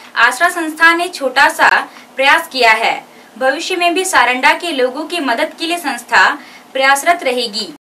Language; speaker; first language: Hindi; native; Hindi